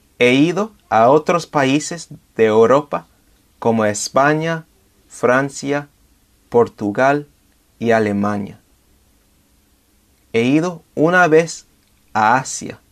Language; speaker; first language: Spanish; non-native, fluent; English